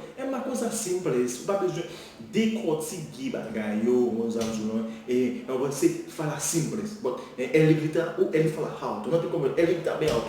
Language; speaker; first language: Portuguese; non-native, learner; Haitian Creole